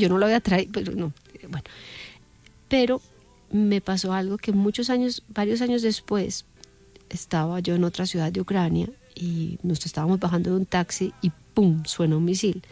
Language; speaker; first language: Spanish; native; Spanish